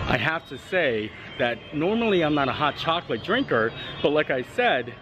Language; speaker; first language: English; native; English